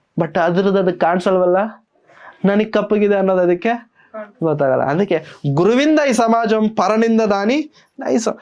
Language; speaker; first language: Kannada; non-native, local second language; Telugu